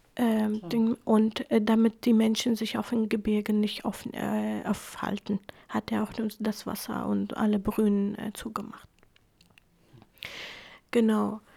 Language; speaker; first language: German; non-native, fluent; Kurdish